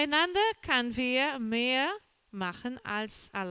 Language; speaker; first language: German; non-native, learner; Portuguese